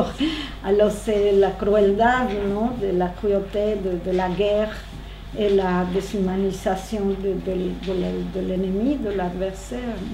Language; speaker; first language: French; non-native, learner; Spanish